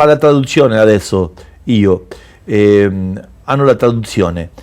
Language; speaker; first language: Italian; non-native, local second language; Spanish